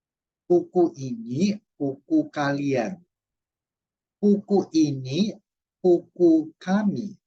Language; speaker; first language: Indonesian; non-native, fluent; Chinese